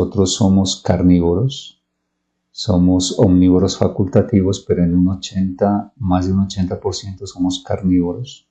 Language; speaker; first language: Spanish; native; Spanish